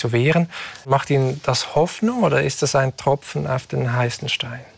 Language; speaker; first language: German; native; German